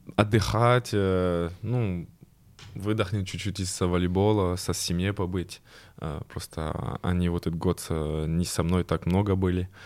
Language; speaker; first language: Russian; non-native, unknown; French